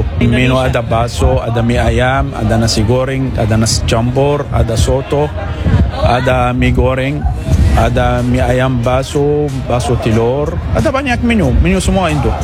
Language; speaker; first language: Indonesian; non-native, learner; Arabic